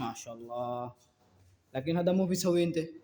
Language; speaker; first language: Arabic; non-native, learner; Bangla